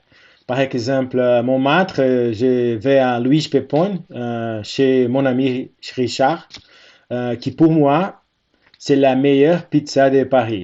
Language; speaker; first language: French; non-native, fluent; Portuguese